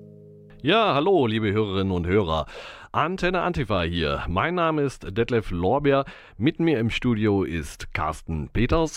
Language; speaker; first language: German; native; German